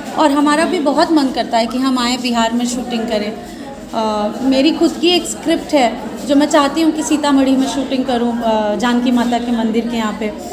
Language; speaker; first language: Hindi; native; Hindi